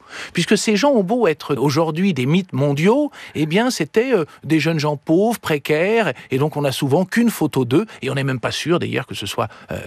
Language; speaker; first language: French; native; French